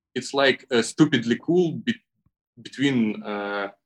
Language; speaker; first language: English; non-native, learner; Ukrainian